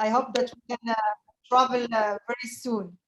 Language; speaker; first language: English; non-native, fluent; Arabic